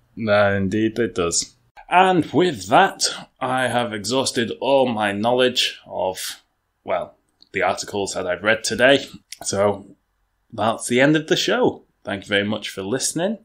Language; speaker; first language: English; native; English